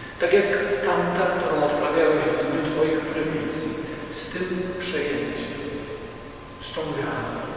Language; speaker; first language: Polish; native; Polish